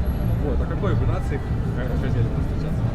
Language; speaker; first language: Russian; native; Russian